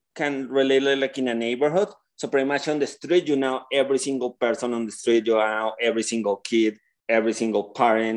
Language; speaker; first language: English; non-native, learner; Spanish